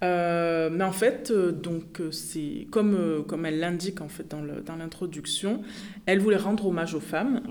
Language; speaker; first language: French; native; French